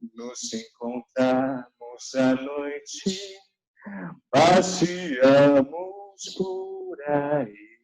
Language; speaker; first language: Portuguese; non-native, fluent; Chinese